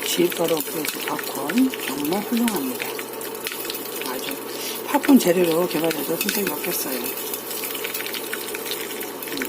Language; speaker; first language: Korean; native; Korean